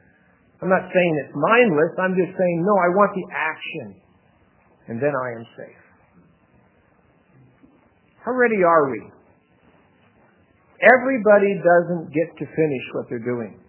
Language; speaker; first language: English; native; English